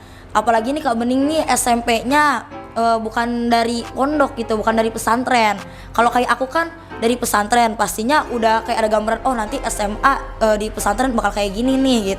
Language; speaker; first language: Indonesian; native; Indonesian